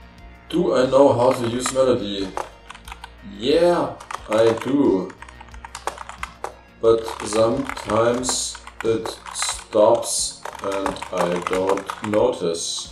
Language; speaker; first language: English; non-native, learner; German